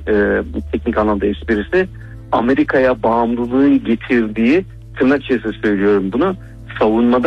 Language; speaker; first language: Turkish; native; Turkish